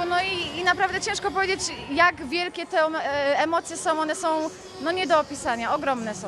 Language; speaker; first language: Polish; native; Polish